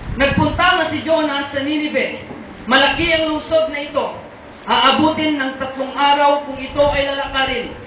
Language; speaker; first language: Filipino; non-native, local second language; Iloko